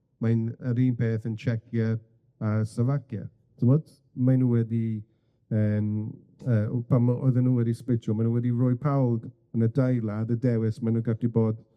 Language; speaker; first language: Welsh; non-native, fluent; English